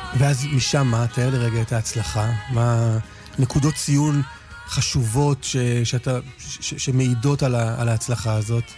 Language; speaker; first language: Hebrew; native; Hebrew